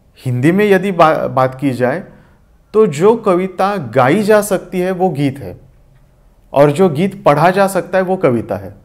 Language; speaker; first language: Hindi; non-native, local second language; Marathi